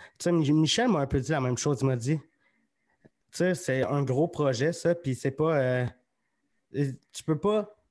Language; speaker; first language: French; native; French